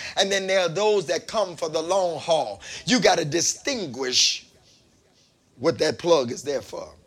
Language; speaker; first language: English; native; English